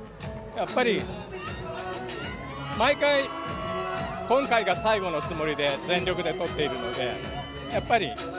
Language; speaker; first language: Japanese; native; Japanese